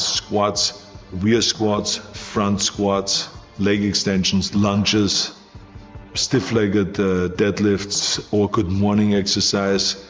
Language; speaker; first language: English; non-native, fluent; German